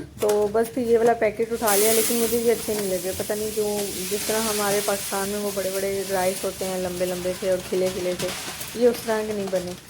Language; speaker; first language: Urdu; native; Urdu